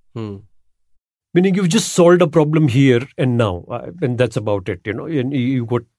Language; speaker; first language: English; non-native, local second language; Gujarati